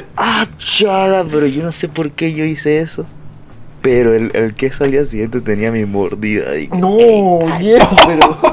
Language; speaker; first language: Spanish; native; Spanish